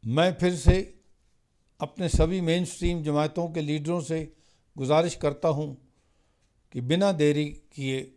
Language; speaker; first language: Hindi; non-native, local second language; Punjabi